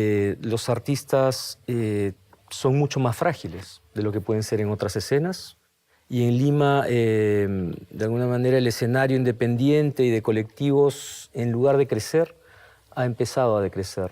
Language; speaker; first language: Spanish; native; Spanish